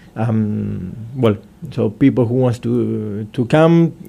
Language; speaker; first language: English; non-native, fluent; Spanish